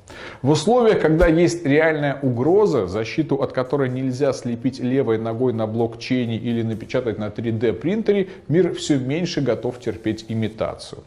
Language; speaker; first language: Russian; native; Russian